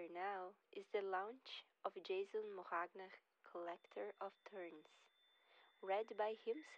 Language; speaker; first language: English; non-native, fluent; Portuguese